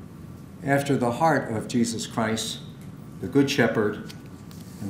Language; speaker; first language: English; native; English